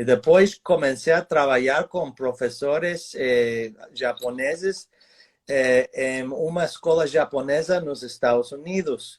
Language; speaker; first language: Portuguese; non-native, fluent; English